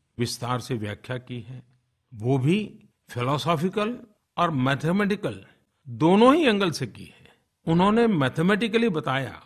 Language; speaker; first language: Hindi; non-native, local second language; Gujarati